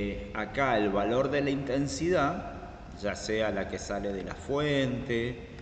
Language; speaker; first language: Spanish; native; Spanish